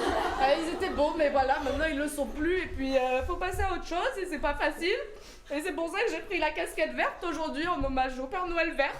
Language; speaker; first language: French; native; French